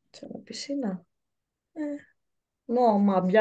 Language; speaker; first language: Italian; non-native, learner; Greek